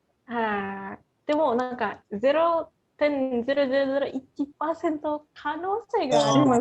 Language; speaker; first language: Japanese; non-native, fluent; Indonesian